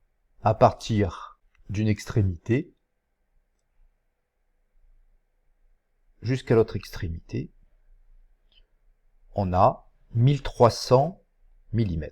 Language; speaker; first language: French; native; French